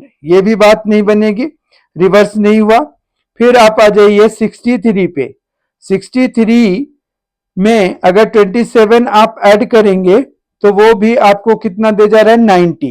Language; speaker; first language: Hindi; native; Hindi